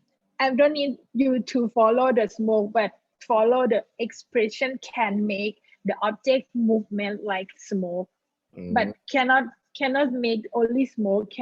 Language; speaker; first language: English; non-native, learner; Thai